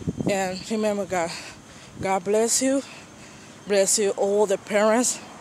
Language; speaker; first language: English; non-native, fluent; Spanish